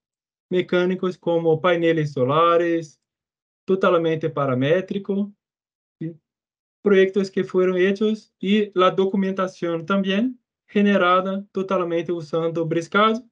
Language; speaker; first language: Spanish; non-native, fluent; Portuguese